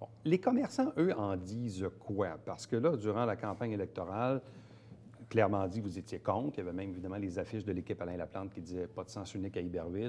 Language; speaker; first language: French; native; French